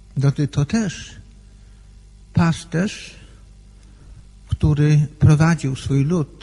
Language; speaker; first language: Polish; native; Polish